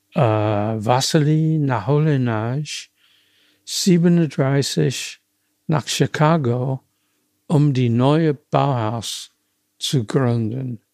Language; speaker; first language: German; non-native, fluent; English